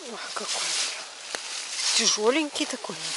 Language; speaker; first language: Russian; native; Russian